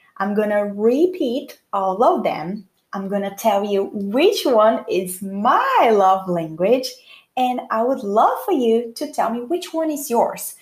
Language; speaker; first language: English; non-native, fluent; Portuguese